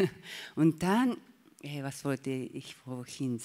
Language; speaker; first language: German; non-native, learner; Japanese